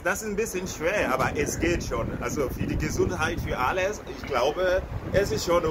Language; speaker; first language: German; non-native, fluent; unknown